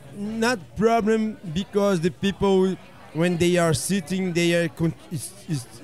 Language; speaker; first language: English; non-native, fluent; Portuguese